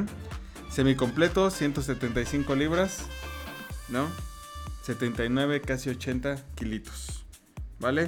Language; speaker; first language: Spanish; native; Spanish